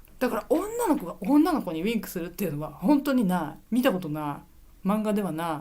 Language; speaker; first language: Japanese; native; Japanese